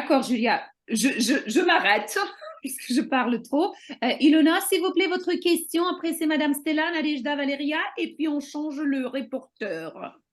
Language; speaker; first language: French; non-native, fluent; Ukrainian